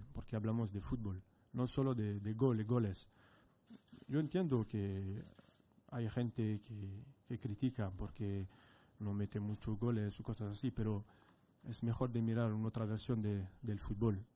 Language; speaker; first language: Spanish; non-native, fluent; French